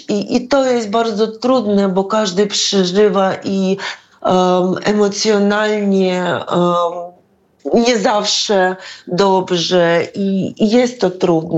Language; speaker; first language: Polish; non-native, fluent; Ukrainian